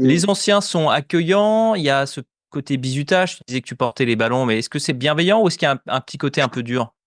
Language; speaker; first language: French; native; French